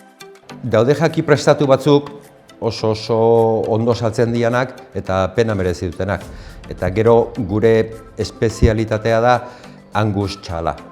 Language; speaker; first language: Basque; non-native, local second language; Spanish